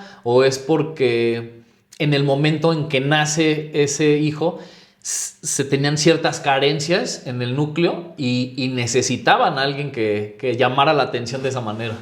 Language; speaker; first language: Spanish; native; Spanish